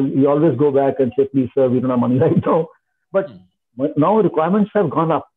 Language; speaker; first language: English; non-native, local second language; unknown